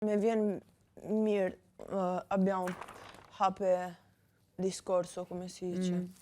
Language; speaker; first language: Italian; early bilingual, other home language; Albanian